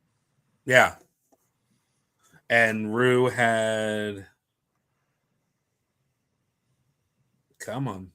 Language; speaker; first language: English; native; English